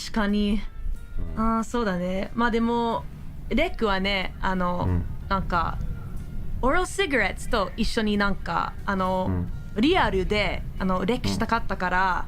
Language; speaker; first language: Japanese; non-native, learner; English